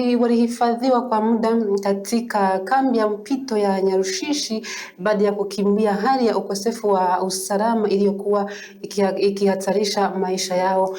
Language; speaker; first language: Swahili; non-native, local second language; Kinyarwanda